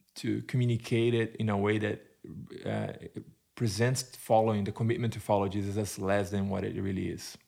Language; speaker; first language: English; non-native, fluent; Portuguese